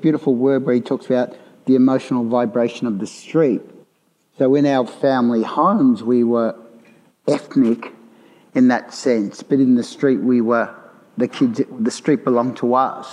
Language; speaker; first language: English; native; English